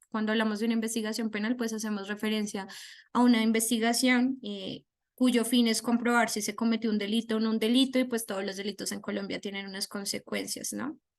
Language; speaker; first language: Spanish; native; Spanish